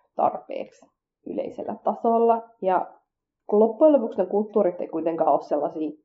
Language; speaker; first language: Finnish; early bilingual, other home language; Kurdish